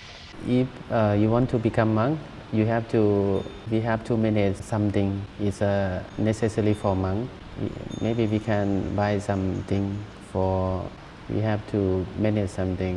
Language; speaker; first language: English; non-native, learner; Thai